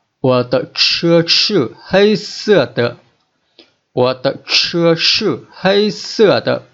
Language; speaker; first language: Chinese; non-native, fluent; Vietnamese